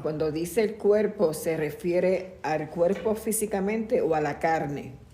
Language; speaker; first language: Spanish; native; Spanish